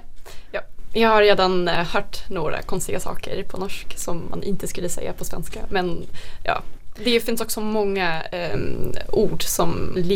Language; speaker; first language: Swedish; non-native, fluent; Dutch